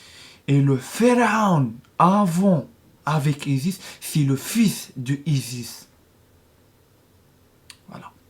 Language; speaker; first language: French; non-native, learner; Arabic